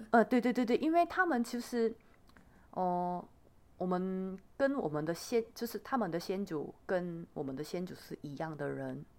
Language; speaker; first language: Chinese; non-native, fluent; Korean